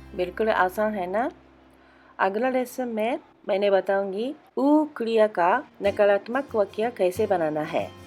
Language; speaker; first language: Hindi; non-native, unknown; Japanese